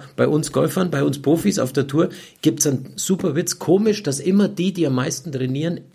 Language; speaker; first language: German; native; German